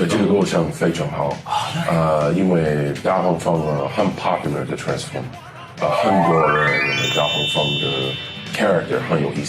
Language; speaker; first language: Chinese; non-native, learner; English